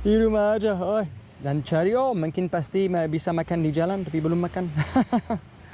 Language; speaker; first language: Indonesian; non-native, learner; English